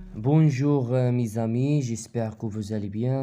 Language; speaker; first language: French; non-native, local second language; Arabic